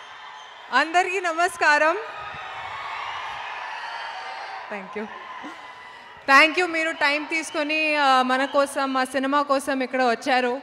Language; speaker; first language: Telugu; non-native, local second language; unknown